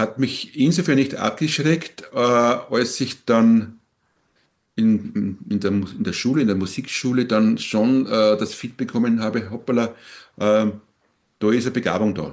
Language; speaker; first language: German; native; German